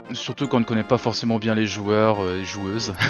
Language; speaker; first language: French; native; French